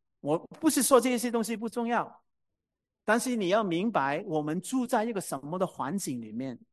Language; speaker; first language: Chinese; non-native, local second language; Cantonese